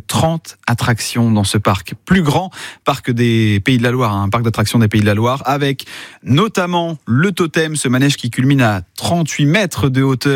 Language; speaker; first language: French; native; French